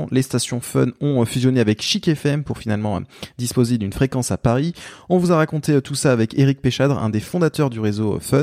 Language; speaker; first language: French; native; French